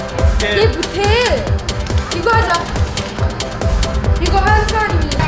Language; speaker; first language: Korean; non-native, fluent; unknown